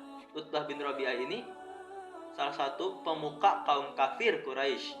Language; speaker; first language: Indonesian; native; Indonesian